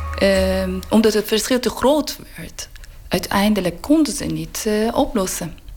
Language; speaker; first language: Dutch; non-native, learner; Persian